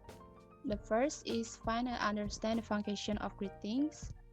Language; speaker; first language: English; non-native, learner; Indonesian